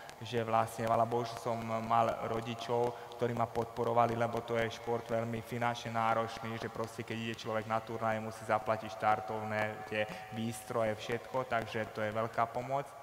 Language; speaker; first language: Slovak; non-native, local second language; Hungarian